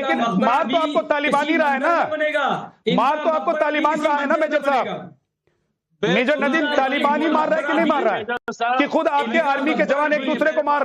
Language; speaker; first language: Hindi; native; Hindi